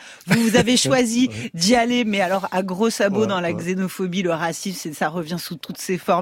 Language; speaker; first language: French; native; French